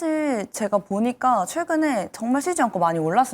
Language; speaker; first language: Korean; native; Korean